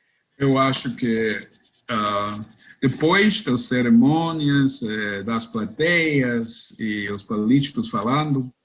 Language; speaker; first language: Portuguese; non-native, fluent; English